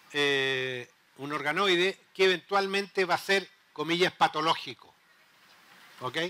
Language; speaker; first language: Spanish; native; Spanish